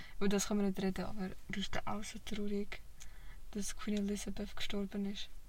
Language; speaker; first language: German; early bilingual, other home language; Vietnamese